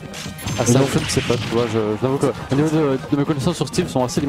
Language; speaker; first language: French; native; French